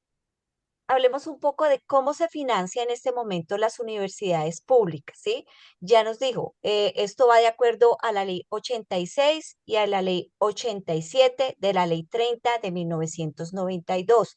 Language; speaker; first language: Spanish; native; Spanish